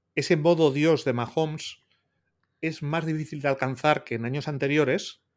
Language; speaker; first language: Spanish; native; Spanish